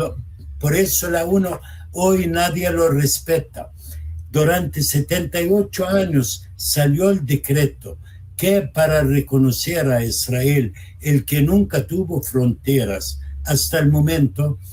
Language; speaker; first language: Spanish; non-native, fluent; Arabic